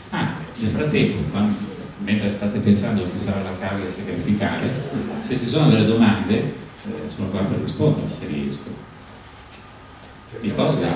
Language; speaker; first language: Italian; native; Italian